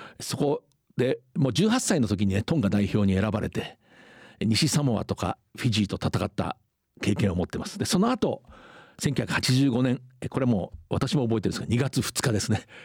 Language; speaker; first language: Japanese; native; Japanese